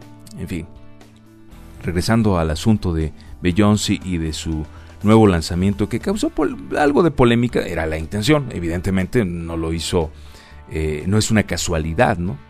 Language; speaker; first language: Spanish; native; Spanish